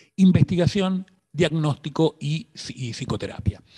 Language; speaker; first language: Spanish; native; Spanish